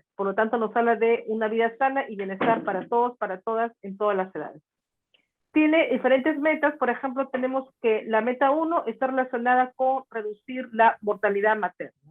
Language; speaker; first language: Spanish; native; Spanish